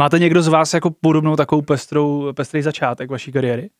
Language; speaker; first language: Czech; native; Czech